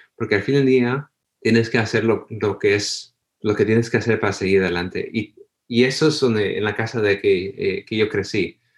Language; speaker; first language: Spanish; early bilingual, heritage; Spanish